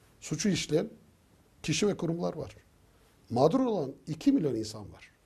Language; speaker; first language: Turkish; native; Turkish